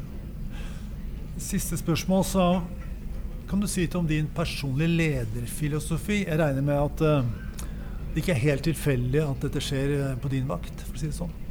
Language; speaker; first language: Norwegian; native; Norwegian